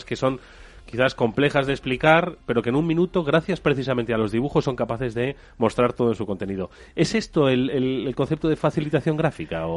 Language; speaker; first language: Spanish; native; Spanish